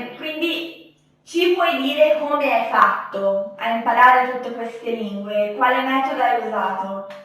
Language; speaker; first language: Italian; native; Italian